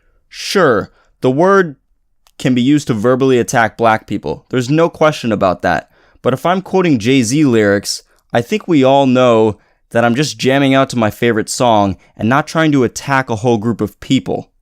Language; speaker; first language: English; native; English